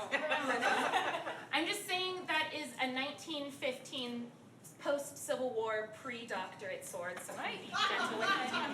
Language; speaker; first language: English; native; English